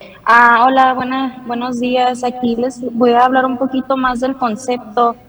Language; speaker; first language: Spanish; early bilingual, heritage; Spanish